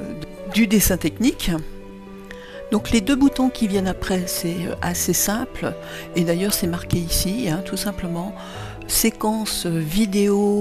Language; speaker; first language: French; native; French